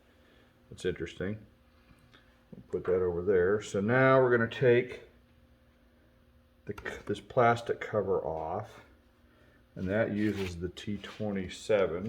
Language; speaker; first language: English; native; English